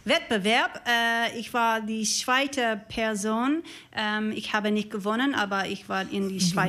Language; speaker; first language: German; non-native, learner; English